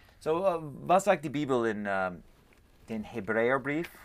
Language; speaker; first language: German; non-native, learner; English